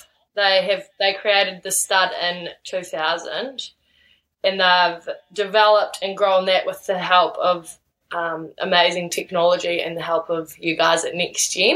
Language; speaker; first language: English; native; English